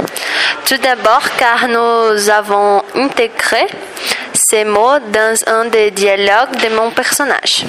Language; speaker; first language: French; non-native, learner; Portuguese